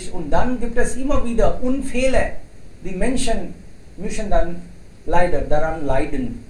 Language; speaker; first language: German; non-native, fluent; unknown